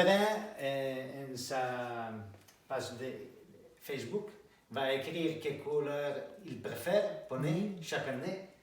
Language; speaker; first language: French; non-native, learner; Spanish